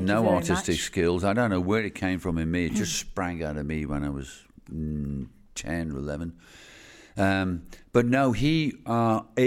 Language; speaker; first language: English; native; English